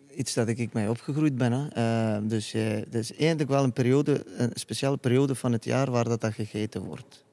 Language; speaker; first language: Dutch; non-native, fluent; Icelandic